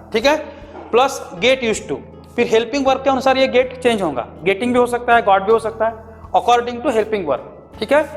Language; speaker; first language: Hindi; non-native, local second language; Marathi